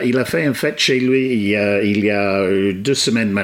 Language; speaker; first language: French; non-native, fluent; English